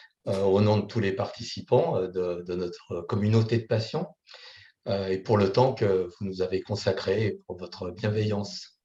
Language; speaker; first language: French; native; French